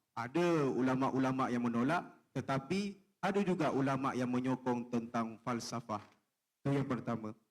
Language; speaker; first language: Malay; native; Malay